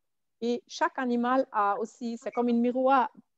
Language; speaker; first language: French; non-native, fluent; German